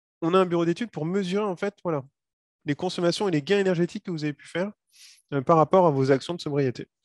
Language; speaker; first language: French; native; French